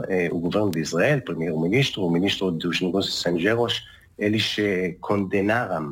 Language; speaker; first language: Portuguese; non-native, learner; Hebrew